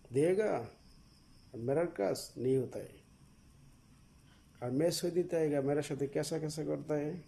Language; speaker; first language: Hindi; non-native, learner; Bangla